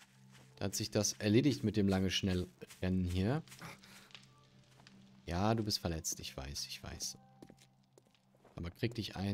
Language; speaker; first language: German; native; German